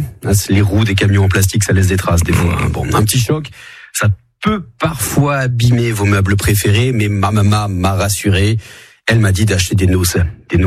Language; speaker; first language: French; native; French